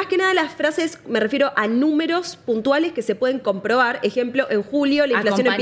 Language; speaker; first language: Spanish; native; Spanish